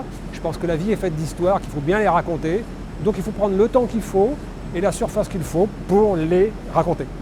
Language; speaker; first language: French; native; French